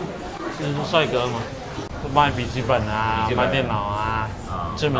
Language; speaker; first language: Chinese; native; Chinese